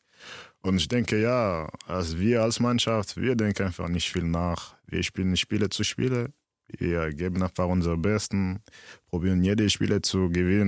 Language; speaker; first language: German; early bilingual, other home language; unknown